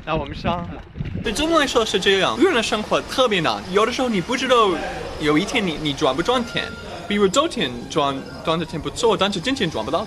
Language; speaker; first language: Chinese; non-native, fluent; English